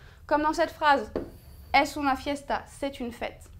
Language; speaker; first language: French; native; French